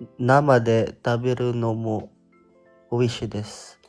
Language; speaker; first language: Japanese; non-native, learner; Filipino